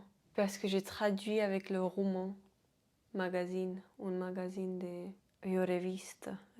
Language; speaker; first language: French; non-native, fluent; Spanish